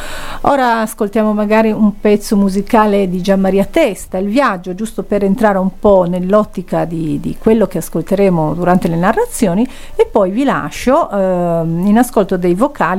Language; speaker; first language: Italian; native; Italian